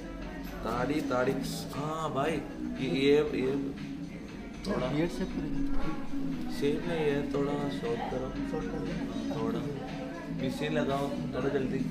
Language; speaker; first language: Hindi; non-native, local second language; Malayalam